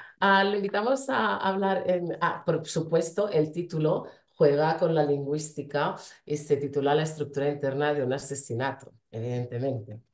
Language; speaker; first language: Spanish; non-native, local second language; Catalan